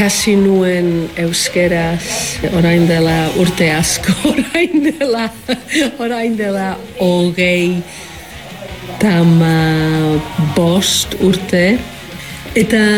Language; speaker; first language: Basque; non-native, learner; Welsh